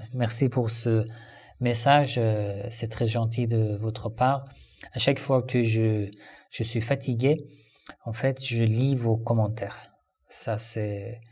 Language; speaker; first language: French; non-native, fluent; Persian